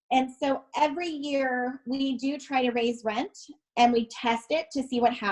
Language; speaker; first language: English; native; English